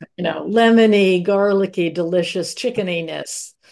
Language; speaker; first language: English; native; English